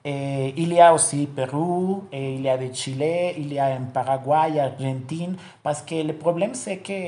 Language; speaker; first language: French; non-native, learner; Spanish